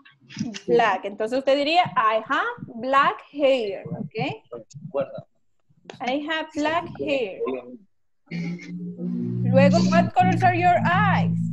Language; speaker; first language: English; non-native, learner; Spanish